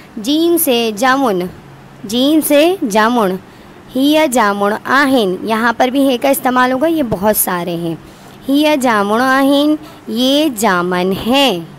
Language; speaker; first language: Urdu; non-native, local second language; Sindhi